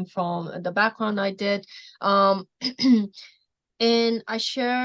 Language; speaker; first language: English; non-native, fluent; Polish